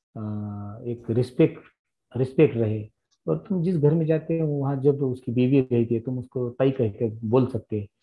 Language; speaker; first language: Hindi; non-native, local second language; Marathi